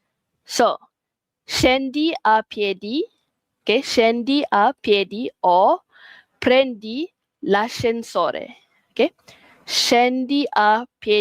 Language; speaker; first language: Italian; non-native, fluent; Malay